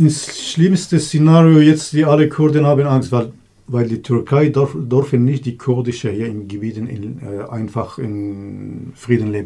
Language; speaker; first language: German; non-native, learner; Kurdish